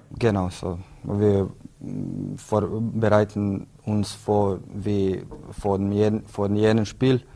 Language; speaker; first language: German; non-native, learner; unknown